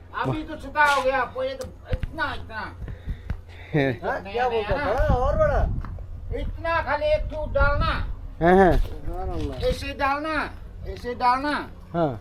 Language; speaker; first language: Hindi; non-native, local second language; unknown